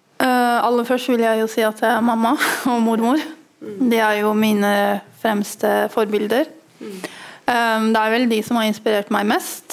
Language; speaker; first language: Norwegian; early bilingual, other home language; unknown